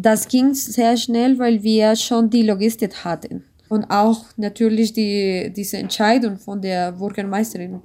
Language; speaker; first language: German; non-native, learner; Spanish